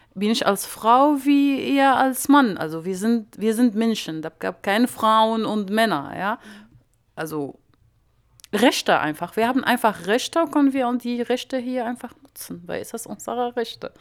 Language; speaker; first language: German; non-native, learner; Arabic